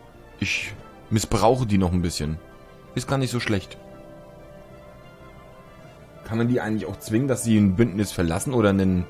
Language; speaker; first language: German; native; German